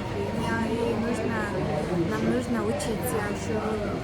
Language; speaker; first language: Russian; non-native, learner; Mongolian